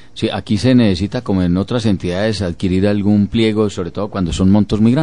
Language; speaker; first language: Spanish; native; Spanish